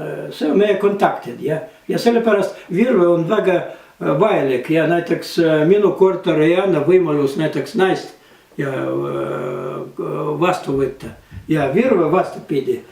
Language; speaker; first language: Estonian; non-native, learner; Russian